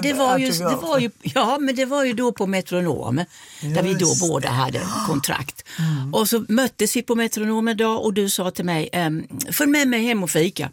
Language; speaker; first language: Swedish; native; Swedish